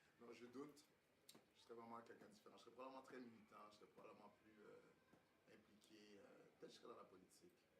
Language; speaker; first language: French; early bilingual, other home language; Haitian Creole